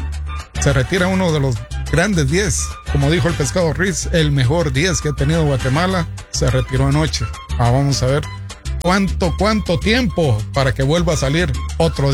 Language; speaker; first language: Spanish; native; Spanish